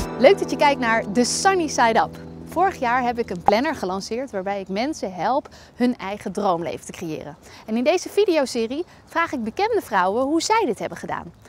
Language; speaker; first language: Dutch; native; Dutch